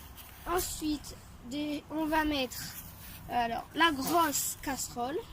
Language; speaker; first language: French; native; French